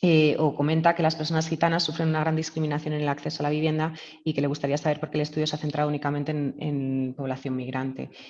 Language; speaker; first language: Spanish; native; Spanish